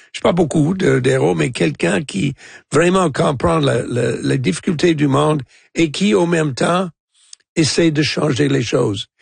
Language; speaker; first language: French; non-native, local second language; English